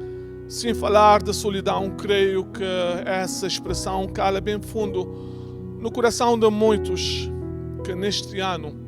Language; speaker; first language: Portuguese; native; Portuguese